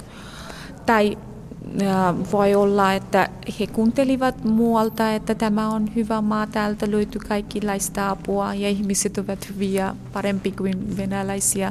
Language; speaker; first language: Finnish; non-native, fluent; Bangla